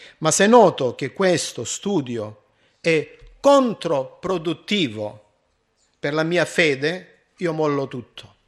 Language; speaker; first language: Italian; early bilingual, heritage; Italian